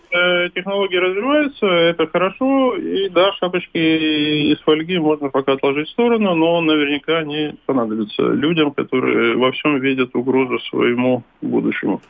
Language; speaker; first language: Russian; native; Russian